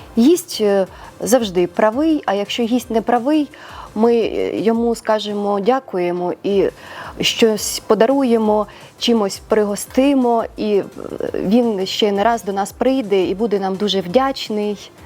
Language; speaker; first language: Ukrainian; native; Ukrainian